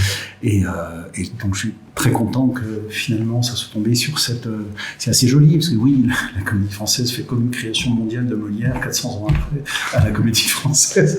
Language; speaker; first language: French; native; French